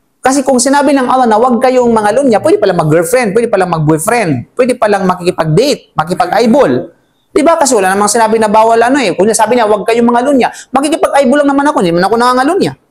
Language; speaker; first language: Filipino; native; Filipino